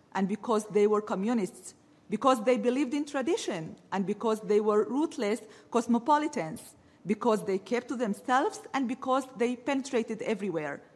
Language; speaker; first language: English; early bilingual, other home language; Arabic